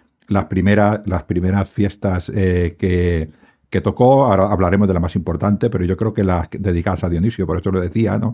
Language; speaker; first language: Spanish; native; Spanish